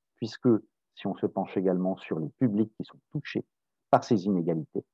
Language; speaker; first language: French; native; French